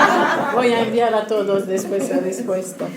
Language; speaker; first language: Spanish; non-native, fluent; French